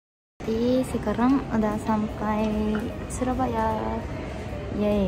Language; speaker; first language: Indonesian; non-native, fluent; Japanese